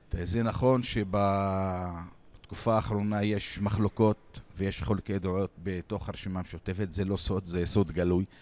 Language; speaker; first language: Hebrew; non-native, local second language; Arabic